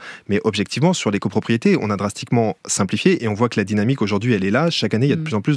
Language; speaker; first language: French; native; French